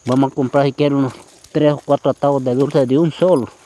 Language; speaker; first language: Spanish; native; Spanish